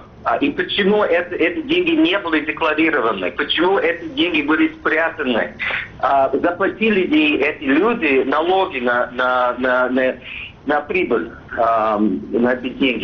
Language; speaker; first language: Russian; non-native, fluent; English